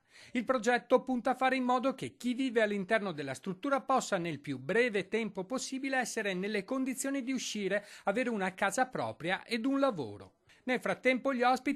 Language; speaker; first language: Italian; native; Italian